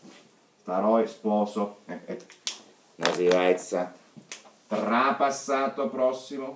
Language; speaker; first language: Russian; non-native, fluent; Italian